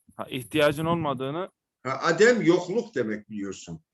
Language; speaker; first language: Turkish; native; Turkish